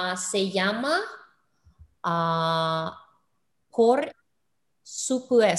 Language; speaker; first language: Spanish; non-native, learner; English